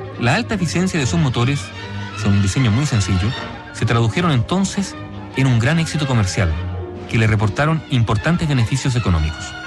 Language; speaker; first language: Spanish; native; Spanish